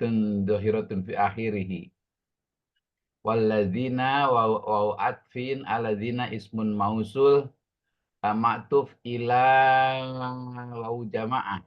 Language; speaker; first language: Arabic; non-native, learner; Indonesian